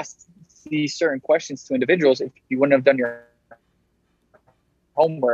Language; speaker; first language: English; native; English